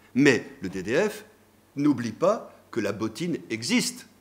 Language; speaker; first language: French; native; French